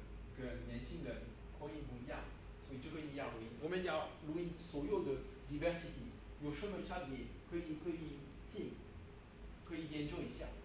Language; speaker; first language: Chinese; non-native, learner; French